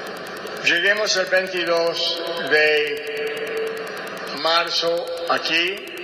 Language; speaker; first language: Spanish; non-native, fluent; English